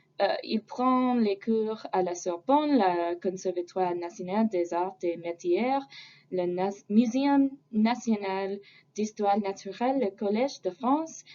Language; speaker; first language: French; non-native, fluent; English